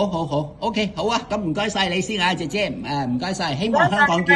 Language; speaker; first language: Cantonese; native; Cantonese